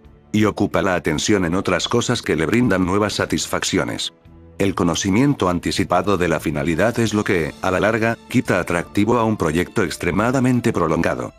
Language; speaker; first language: Spanish; native; Spanish